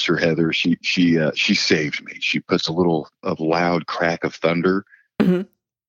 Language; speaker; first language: English; native; English